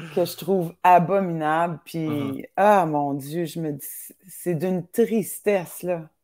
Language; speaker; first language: French; native; French